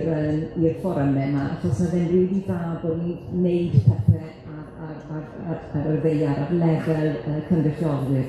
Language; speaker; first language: Welsh; native; Welsh